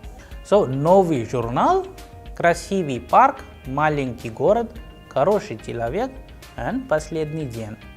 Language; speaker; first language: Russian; non-native, fluent; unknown